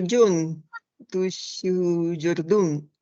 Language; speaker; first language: Turkish; non-native, learner; Spanish